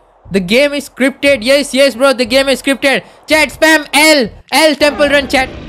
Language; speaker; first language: English; non-native, local second language; Odia